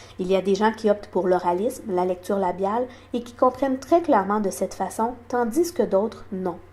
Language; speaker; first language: French; non-native, local second language; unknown